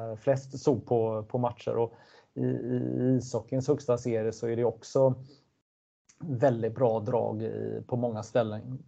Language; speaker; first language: Swedish; native; Swedish